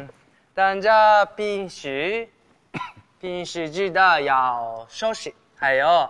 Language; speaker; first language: Chinese; non-native, learner; Japanese